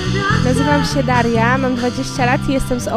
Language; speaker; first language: Polish; native; Polish